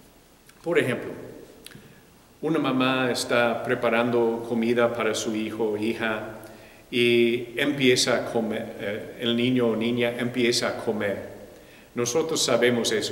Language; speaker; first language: Spanish; non-native, fluent; English